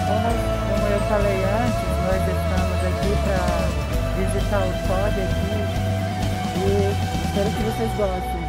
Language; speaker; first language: Portuguese; non-native, local second language; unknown